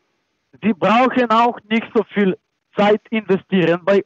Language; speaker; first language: German; non-native, fluent; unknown